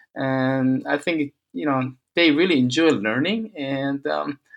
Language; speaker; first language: English; non-native, fluent; Korean